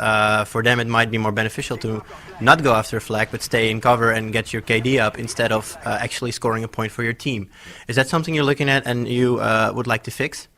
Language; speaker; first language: English; non-native, fluent; Dutch